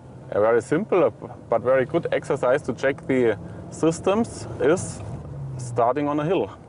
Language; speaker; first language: English; non-native, fluent; German